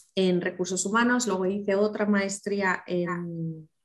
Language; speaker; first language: Spanish; native; Spanish